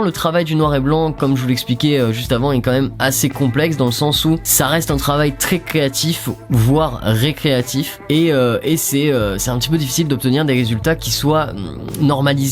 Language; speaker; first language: French; native; French